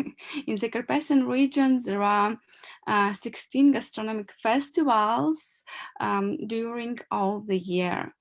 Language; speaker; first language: English; non-native, learner; Ukrainian